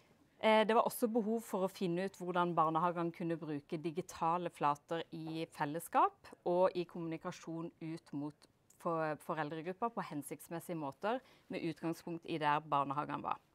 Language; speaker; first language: Norwegian; native; Norwegian